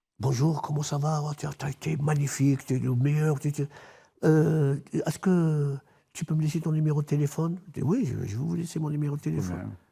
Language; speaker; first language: French; non-native, local second language; Arabic